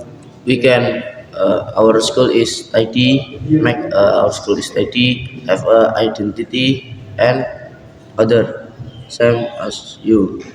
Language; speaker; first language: English; non-native, learner; Indonesian